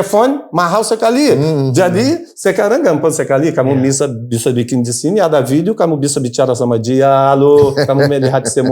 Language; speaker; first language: Indonesian; non-native, fluent; Portuguese